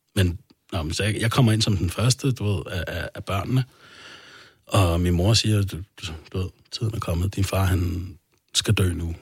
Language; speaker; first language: Danish; early bilingual, other home language; Arabic